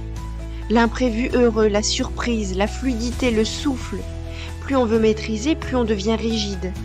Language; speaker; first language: French; native; French